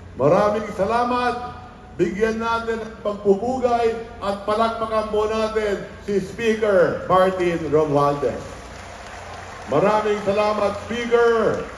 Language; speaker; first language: Filipino; native; Filipino